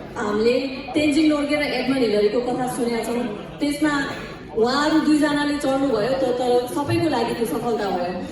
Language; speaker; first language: Nepali; native; Nepali